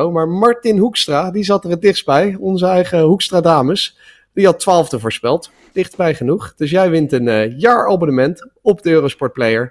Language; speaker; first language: Dutch; native; Dutch